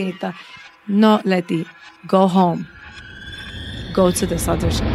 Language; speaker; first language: English; early bilingual, other home language; Spanish